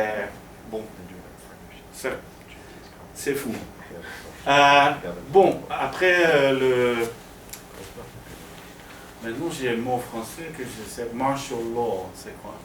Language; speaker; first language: French; non-native, fluent; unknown